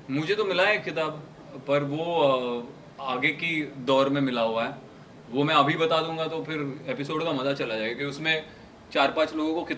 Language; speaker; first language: Hindi; native; Hindi